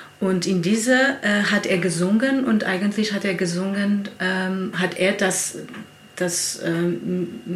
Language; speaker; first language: German; non-native, learner; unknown